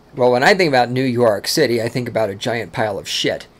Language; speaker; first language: English; native; English